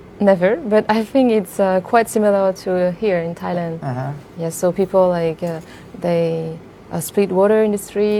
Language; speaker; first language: English; non-native, fluent; French